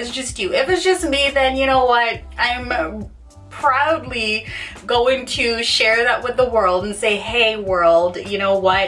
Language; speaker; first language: English; native; English